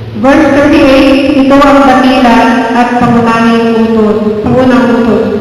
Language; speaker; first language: Filipino; non-native, local second language; Cebuano